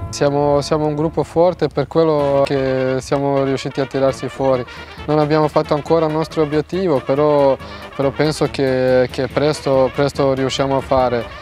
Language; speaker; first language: Italian; non-native, fluent; Serbian